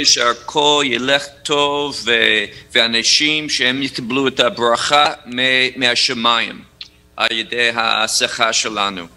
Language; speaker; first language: Hebrew; non-native, fluent; English